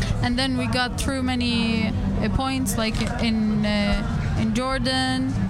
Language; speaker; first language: English; non-native, fluent; Arabic